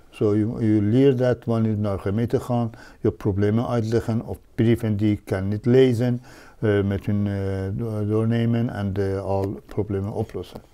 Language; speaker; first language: Dutch; non-native, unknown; Persian